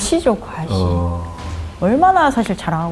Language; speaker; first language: Korean; native; Korean